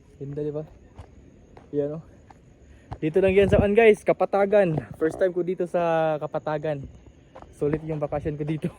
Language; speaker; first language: Filipino; non-native, local second language; Cebuano